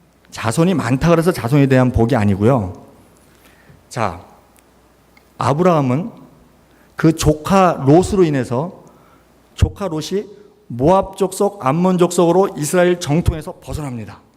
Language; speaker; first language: Korean; native; Korean